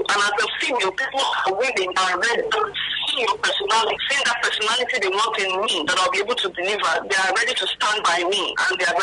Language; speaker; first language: English; non-native, local second language; Ibibio